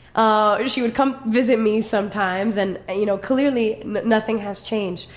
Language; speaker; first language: English; early bilingual, other home language; Spanish